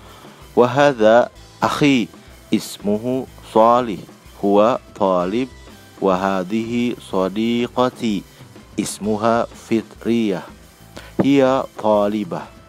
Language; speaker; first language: Arabic; non-native, fluent; Indonesian